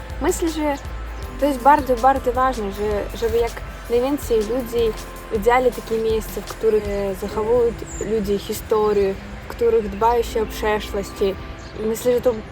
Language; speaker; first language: Polish; non-native, learner; Russian